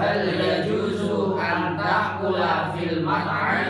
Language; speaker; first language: Arabic; non-native, learner; Indonesian